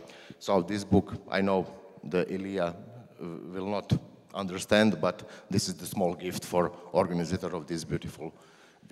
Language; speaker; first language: English; non-native, learner; Croatian